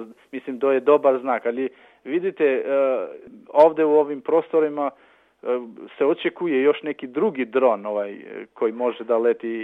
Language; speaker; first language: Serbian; non-native, local second language; Albanian